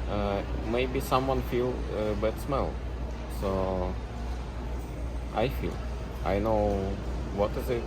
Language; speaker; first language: English; non-native, learner; Russian